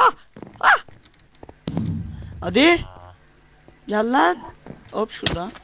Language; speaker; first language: Turkish; native; Turkish